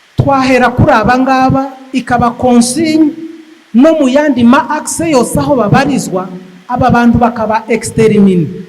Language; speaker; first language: Kinyarwanda; native; Kinyarwanda